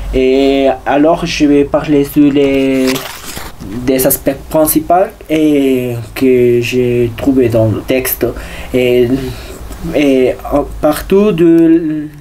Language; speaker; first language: French; non-native, learner; Spanish